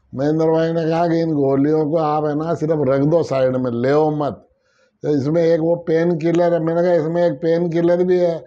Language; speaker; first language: Hindi; native; Hindi